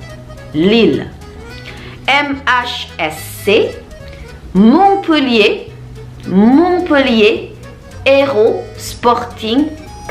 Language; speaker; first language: French; non-native, learner; Indonesian